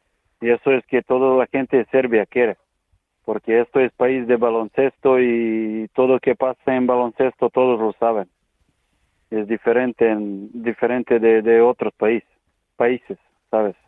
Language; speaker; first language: Spanish; non-native, learner; Serbian